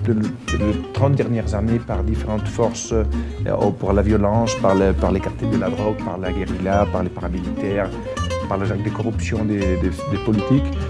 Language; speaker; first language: French; non-native, fluent; Spanish